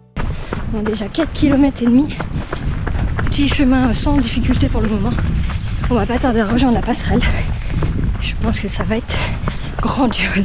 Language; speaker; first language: French; native; French